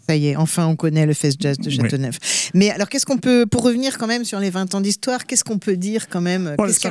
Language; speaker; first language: French; native; French